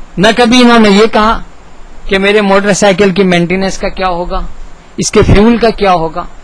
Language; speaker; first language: Urdu; native; Urdu